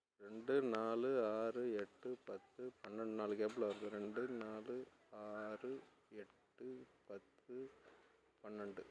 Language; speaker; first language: Tamil; native; Tamil